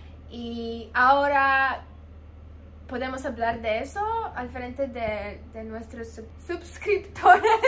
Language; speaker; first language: Spanish; non-native, fluent; Polish